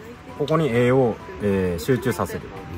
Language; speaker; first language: Japanese; native; Japanese